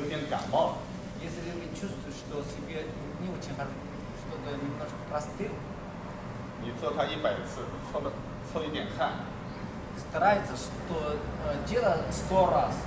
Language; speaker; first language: Russian; non-native, learner; Chinese